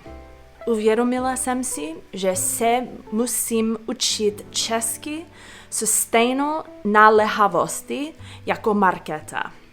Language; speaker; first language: Czech; non-native, fluent; English